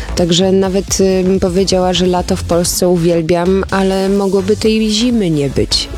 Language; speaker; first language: Polish; early bilingual, other home language; German